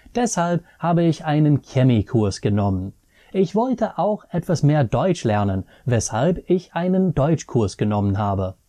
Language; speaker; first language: German; non-native, fluent; English